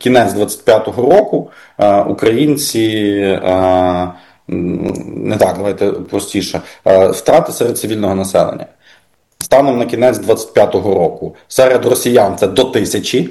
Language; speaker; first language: Ukrainian; native; Ukrainian